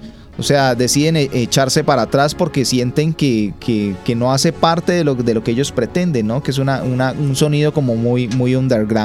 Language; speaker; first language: Spanish; native; Spanish